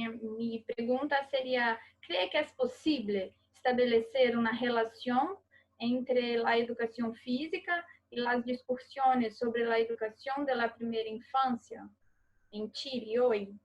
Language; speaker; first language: Spanish; non-native, learner; Portuguese